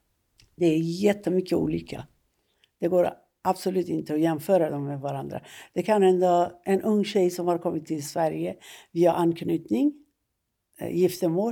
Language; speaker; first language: Swedish; non-native, fluent; Persian